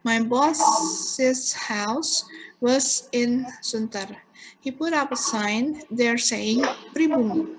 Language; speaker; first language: English; non-native, learner; Indonesian